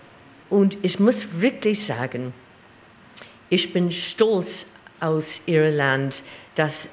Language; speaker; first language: German; non-native, learner; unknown